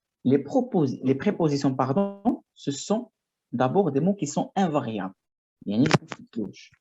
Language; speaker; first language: French; non-native, fluent; Arabic